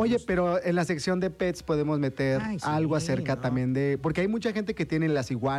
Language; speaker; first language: Spanish; native; Spanish